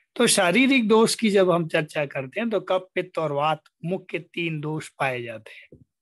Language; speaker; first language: Hindi; native; Hindi